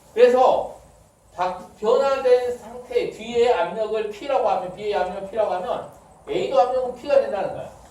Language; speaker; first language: Korean; native; Korean